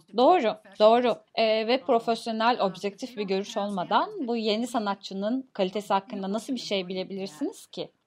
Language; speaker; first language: Turkish; native; Turkish